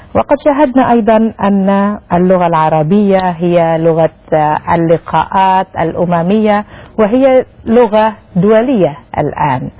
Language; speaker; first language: Arabic; non-native, fluent; Indonesian